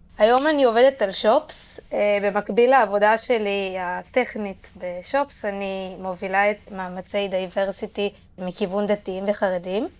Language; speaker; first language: Hebrew; native; Hebrew